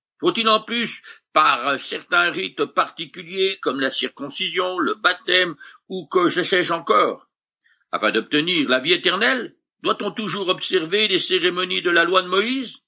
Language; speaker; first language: French; native; French